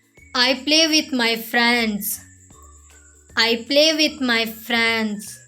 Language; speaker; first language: English; non-native, local second language; Hindi